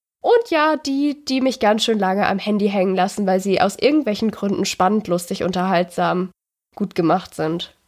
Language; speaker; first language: German; native; German